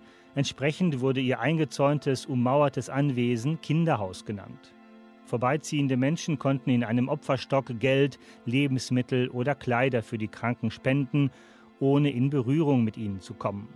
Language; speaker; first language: German; native; German